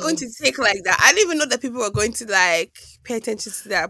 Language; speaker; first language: English; non-native, local second language; Igbo